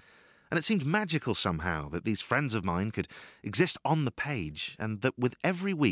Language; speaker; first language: English; native; English